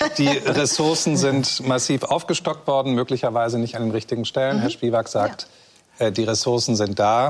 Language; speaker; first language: German; native; German